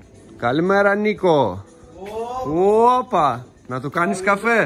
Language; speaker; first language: Greek; non-native, learner; Russian